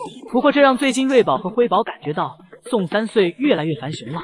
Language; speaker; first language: Chinese; native; Chinese